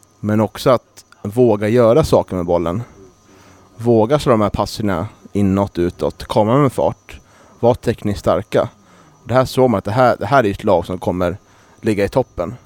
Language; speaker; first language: Swedish; native; Swedish